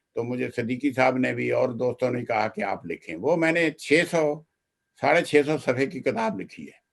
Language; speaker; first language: Urdu; non-native, local second language; Punjabi